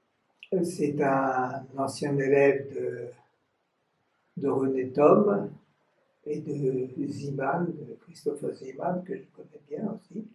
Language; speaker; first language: French; non-native, fluent; Vietnamese